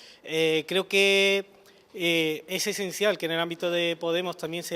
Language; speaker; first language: Spanish; native; Spanish